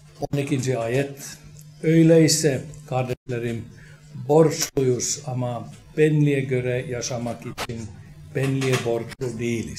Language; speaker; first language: Turkish; non-native, fluent; Finnish